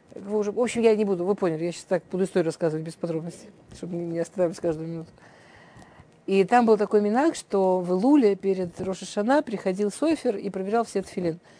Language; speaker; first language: Russian; early bilingual, heritage; Russian